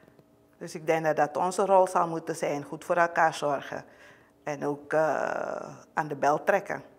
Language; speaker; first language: Dutch; native; Dutch